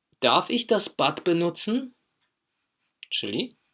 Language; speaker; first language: German; non-native, fluent; Polish